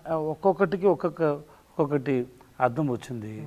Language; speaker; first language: Telugu; non-native, learner; Tamil